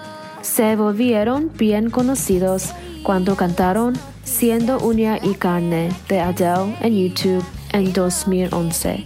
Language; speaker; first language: Spanish; non-native, learner; English